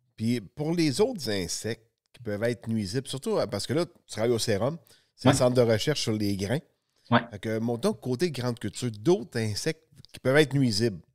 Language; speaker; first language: French; native; French